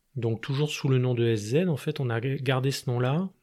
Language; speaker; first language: French; native; French